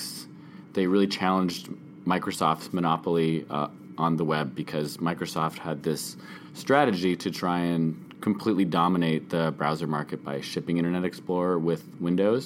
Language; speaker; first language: English; native; English